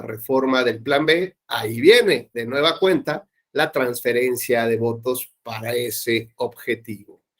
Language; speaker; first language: Spanish; native; Spanish